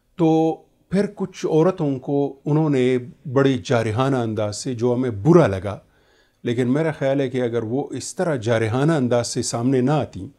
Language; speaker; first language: Urdu; native; Urdu